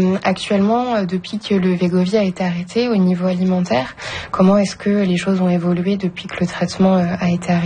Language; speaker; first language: French; native; French